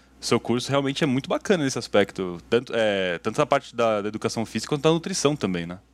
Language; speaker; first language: Portuguese; native; Portuguese